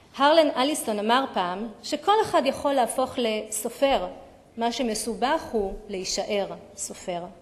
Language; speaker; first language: Hebrew; native; Hebrew